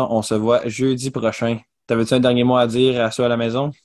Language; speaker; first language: French; native; French